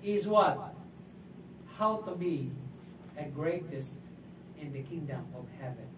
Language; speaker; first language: English; non-native, local second language; Filipino